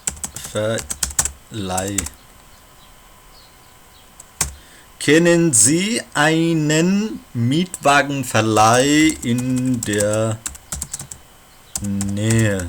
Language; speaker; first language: German; non-native, learner; Nepali